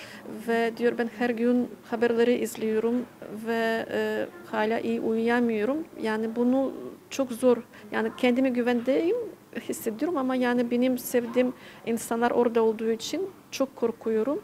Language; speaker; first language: Turkish; non-native, fluent; Ukrainian